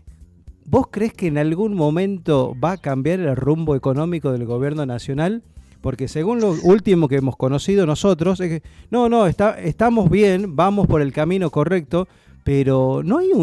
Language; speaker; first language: Spanish; native; Spanish